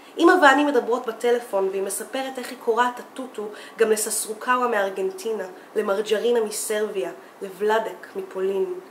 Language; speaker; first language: Hebrew; native; Hebrew